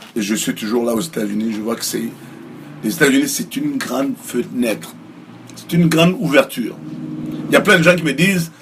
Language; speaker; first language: French; non-native, local second language; Mossi